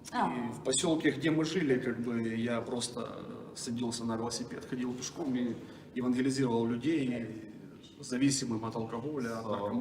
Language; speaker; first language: Russian; native; Russian